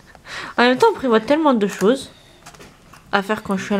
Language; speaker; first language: French; native; French